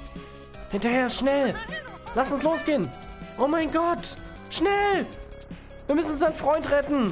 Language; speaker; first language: German; native; German